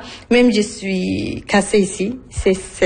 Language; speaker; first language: French; non-native, learner; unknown